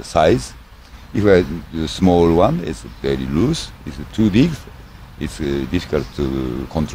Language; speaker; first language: English; non-native, learner; Japanese